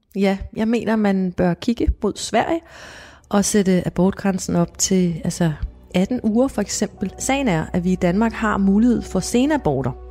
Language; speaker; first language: Danish; native; Danish